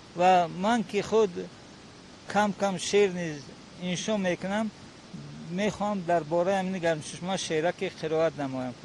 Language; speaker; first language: Tajik; non-native, local second language; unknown